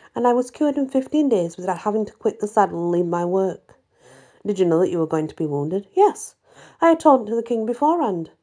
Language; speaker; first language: English; native; English